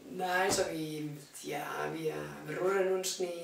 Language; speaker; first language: German; non-native, learner; Spanish